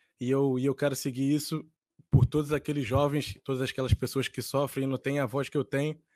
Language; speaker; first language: Portuguese; native; Portuguese